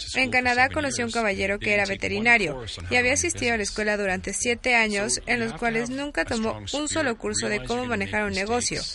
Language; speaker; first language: Spanish; non-native, fluent; English